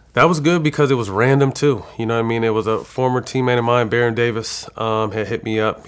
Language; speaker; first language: English; native; English